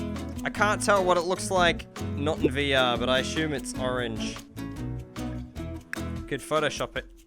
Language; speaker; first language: English; native; English